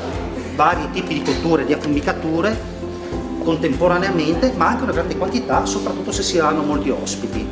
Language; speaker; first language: Italian; native; Italian